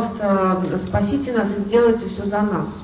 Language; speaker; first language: Russian; native; Russian